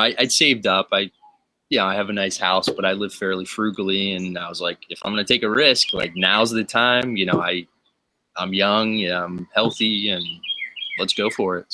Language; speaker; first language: English; native; English